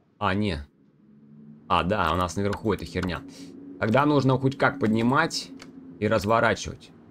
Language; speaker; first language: Russian; native; Russian